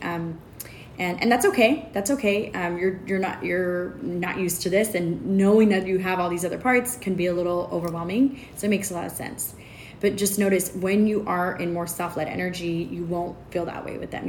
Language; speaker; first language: English; early bilingual, other home language; Spanish